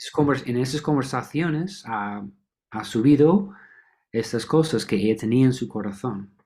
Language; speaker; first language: Spanish; non-native, fluent; English